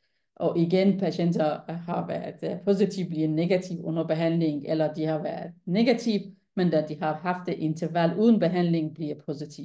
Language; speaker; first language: Danish; non-native, fluent; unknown